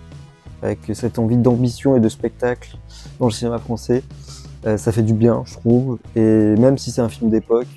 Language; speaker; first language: French; native; French